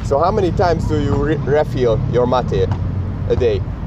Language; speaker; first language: English; non-native, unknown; Hungarian